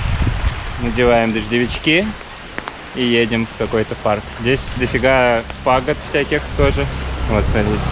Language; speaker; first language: Russian; native; Russian